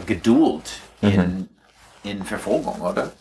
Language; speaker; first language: German; non-native, learner; English